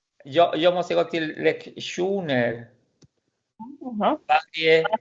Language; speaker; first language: Swedish; non-native, fluent; Spanish